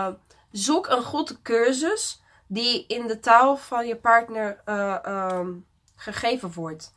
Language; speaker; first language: Dutch; non-native, fluent; Portuguese